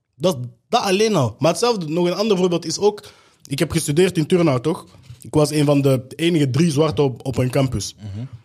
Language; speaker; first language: Dutch; native; Dutch